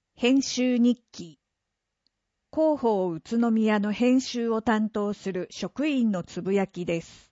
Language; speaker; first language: Japanese; native; Japanese